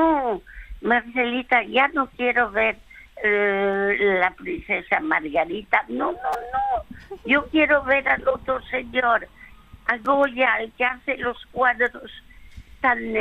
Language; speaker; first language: Spanish; early bilingual, other home language; French